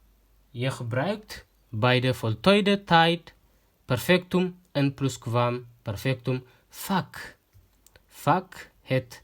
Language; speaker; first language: Dutch; non-native, fluent; Tigrinya